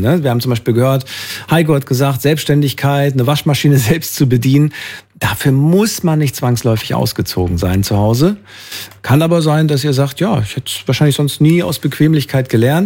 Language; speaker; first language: German; native; German